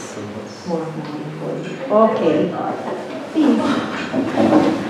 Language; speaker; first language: English; non-native, fluent; Hungarian